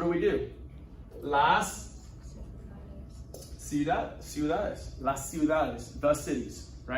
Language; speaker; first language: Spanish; non-native, fluent; English